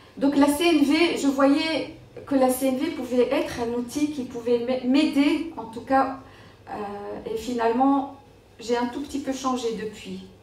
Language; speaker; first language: French; non-native, local second language; Arabic